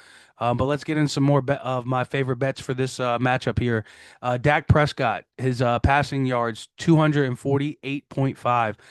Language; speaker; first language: English; native; English